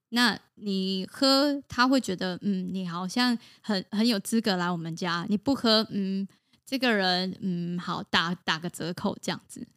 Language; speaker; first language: Chinese; native; Chinese